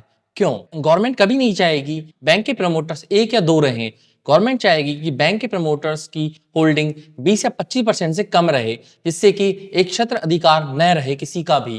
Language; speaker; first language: Hindi; native; Hindi